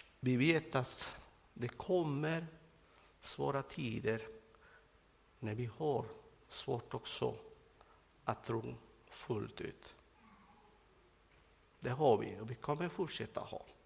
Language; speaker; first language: Swedish; non-native, fluent; Spanish